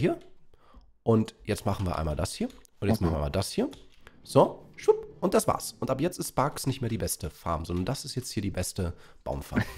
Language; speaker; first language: German; native; German